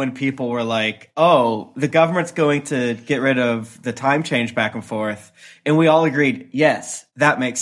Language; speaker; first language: English; native; English